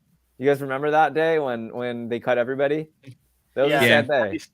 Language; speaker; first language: English; native; English